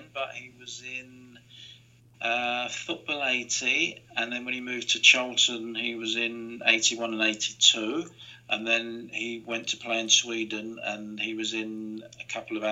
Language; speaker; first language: English; native; English